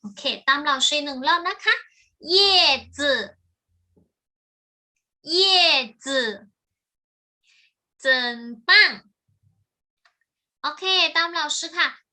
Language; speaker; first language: Chinese; non-native, fluent; Thai